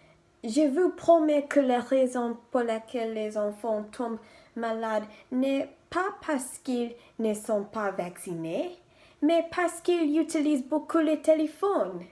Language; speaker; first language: French; non-native, fluent; English